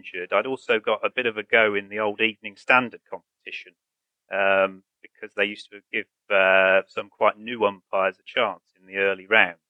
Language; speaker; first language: English; native; English